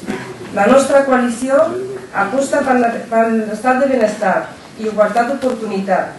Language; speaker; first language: Catalan; non-native, fluent; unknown